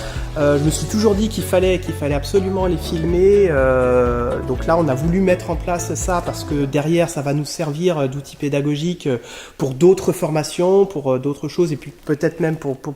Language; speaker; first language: French; native; French